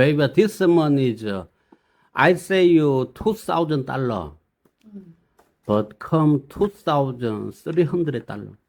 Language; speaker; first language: English; non-native, learner; Korean